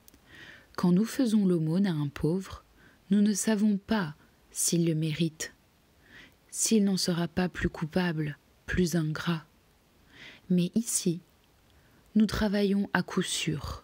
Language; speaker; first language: French; native; French